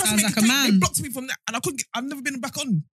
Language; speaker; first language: English; native; English